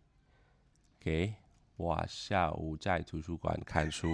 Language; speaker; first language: Chinese; non-native, fluent; Khmer